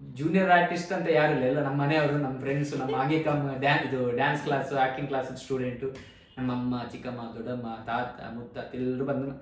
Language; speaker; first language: Kannada; non-native, local second language; Tulu